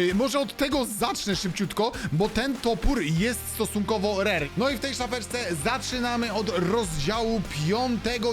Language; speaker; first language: Polish; native; Polish